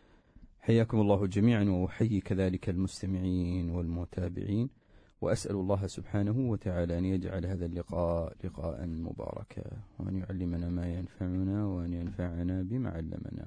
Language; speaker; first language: Arabic; native; Arabic